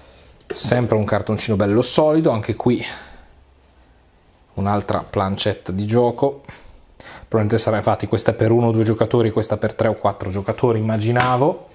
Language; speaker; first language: Italian; native; Italian